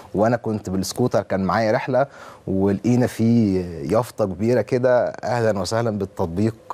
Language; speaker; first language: Arabic; native; Arabic